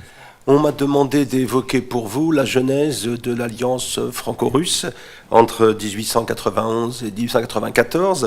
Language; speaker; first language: French; native; French